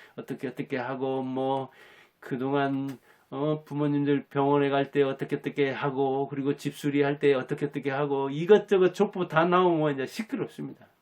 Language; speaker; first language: Korean; native; Korean